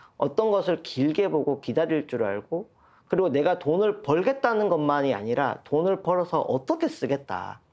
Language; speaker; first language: Korean; native; Korean